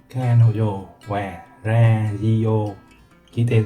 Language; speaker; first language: Japanese; non-native, learner; Vietnamese